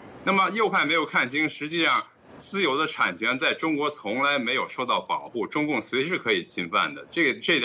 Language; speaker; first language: Chinese; native; Chinese